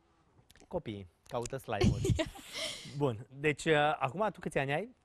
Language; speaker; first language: Romanian; native; Romanian